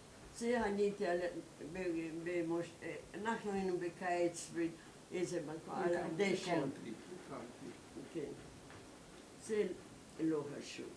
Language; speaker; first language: Hebrew; non-native, learner; German